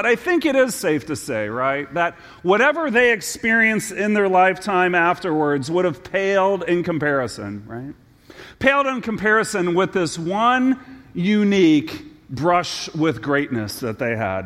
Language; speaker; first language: English; native; English